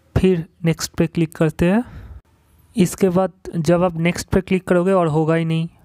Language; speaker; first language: Hindi; non-native, local second language; Bangla